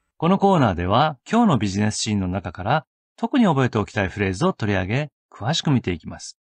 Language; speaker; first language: Japanese; native; Japanese